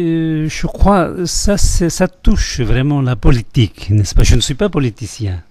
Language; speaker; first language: French; non-native, fluent; Tibetan